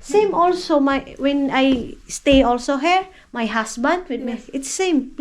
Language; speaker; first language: English; non-native, learner; Filipino